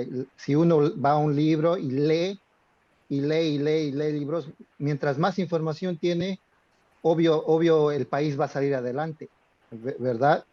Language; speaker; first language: Spanish; non-native, fluent; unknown